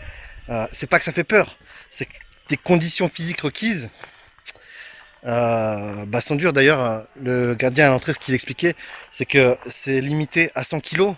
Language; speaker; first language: French; native; French